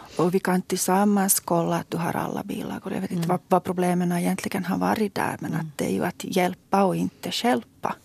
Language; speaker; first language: Swedish; native; Swedish